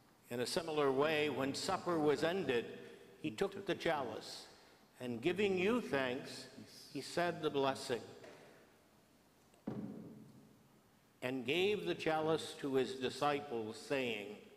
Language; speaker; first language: English; native; English